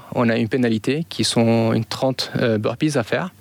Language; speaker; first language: French; non-native, local second language; Arabic